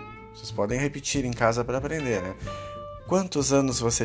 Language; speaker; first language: Portuguese; native; Portuguese